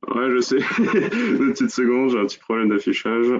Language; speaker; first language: French; native; French